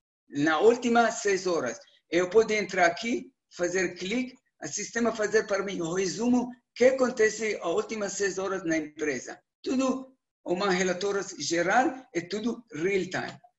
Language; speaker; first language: Portuguese; non-native, learner; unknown